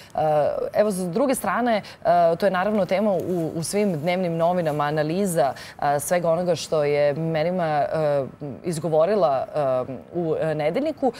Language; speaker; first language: Bosnian; native; Bosnian